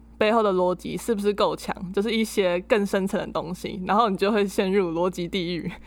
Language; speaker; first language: Chinese; native; Chinese